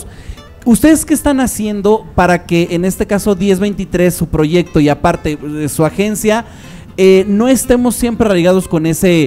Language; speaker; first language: Spanish; native; Spanish